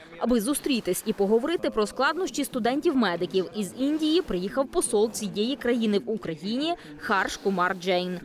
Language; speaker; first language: Ukrainian; native; Ukrainian